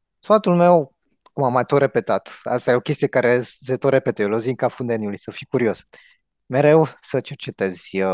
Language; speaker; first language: Romanian; native; Romanian